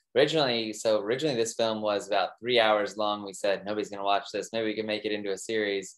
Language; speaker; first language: English; native; English